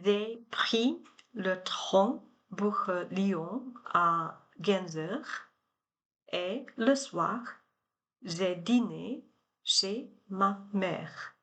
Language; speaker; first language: French; non-native, learner; Chinese